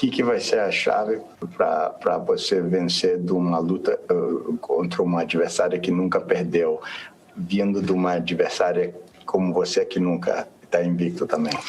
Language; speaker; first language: Portuguese; non-native, fluent; English